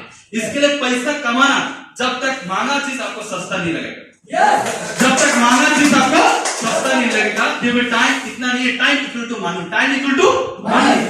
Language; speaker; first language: Hindi; non-native, fluent; Bangla